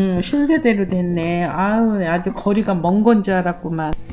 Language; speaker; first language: Korean; native; Korean